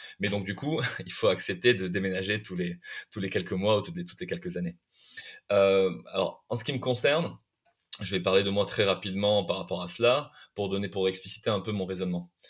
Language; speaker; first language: French; non-native, local second language; Arabic